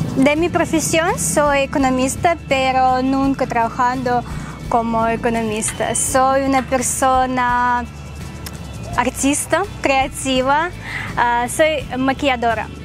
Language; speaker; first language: Spanish; non-native, learner; Russian